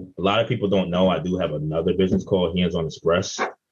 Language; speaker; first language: English; native; English